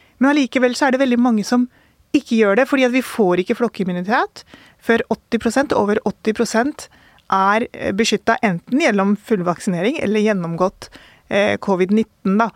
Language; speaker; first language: Norwegian; early bilingual, other home language; Urdu